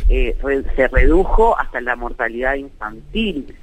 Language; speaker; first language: Spanish; native; Spanish